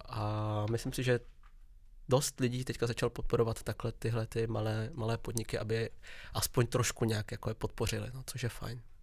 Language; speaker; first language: Czech; early bilingual, other home language; Vietnamese